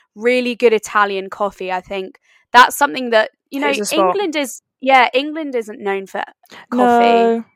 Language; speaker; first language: English; native; English